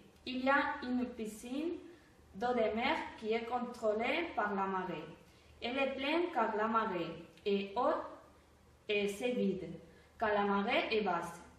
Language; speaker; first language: French; non-native, learner; Spanish